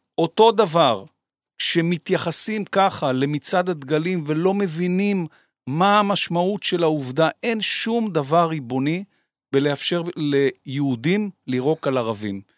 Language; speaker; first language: Hebrew; native; Hebrew